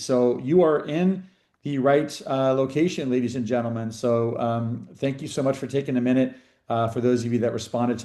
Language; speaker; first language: English; native; English